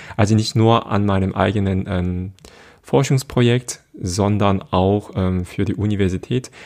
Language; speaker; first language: German; non-native, fluent; Korean